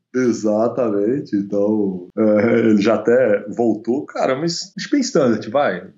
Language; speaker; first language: Portuguese; native; Portuguese